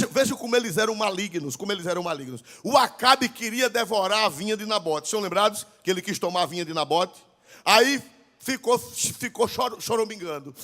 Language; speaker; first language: Portuguese; native; Portuguese